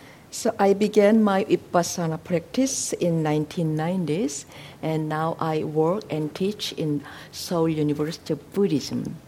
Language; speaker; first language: English; non-native, fluent; Korean